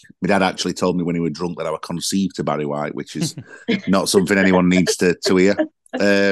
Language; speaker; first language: English; native; English